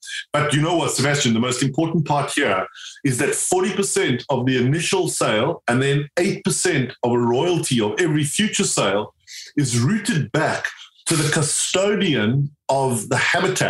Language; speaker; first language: English; native; English